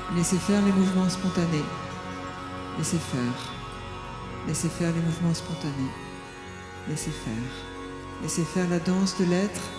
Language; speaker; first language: French; native; French